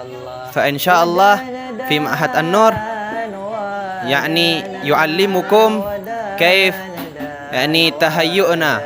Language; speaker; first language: Arabic; non-native, learner; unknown